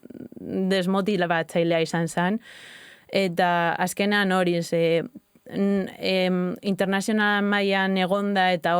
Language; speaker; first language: Basque; native; Basque